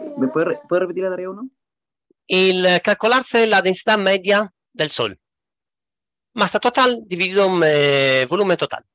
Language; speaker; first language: Spanish; non-native, fluent; Italian